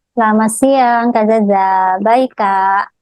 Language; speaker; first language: Indonesian; native; Indonesian